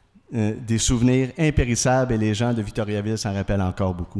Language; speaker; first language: French; native; French